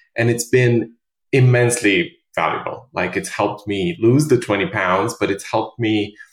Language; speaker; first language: English; non-native, fluent; Romanian